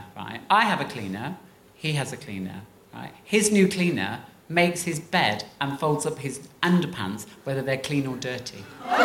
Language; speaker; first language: English; native; English